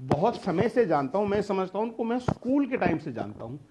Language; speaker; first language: Hindi; native; Hindi